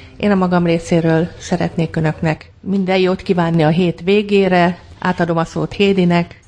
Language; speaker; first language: Hungarian; native; Hungarian